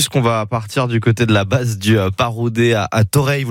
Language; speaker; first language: French; native; French